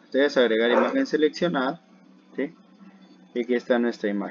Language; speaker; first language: Spanish; native; Spanish